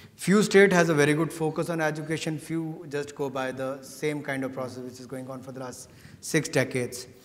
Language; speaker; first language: English; non-native, local second language; Hindi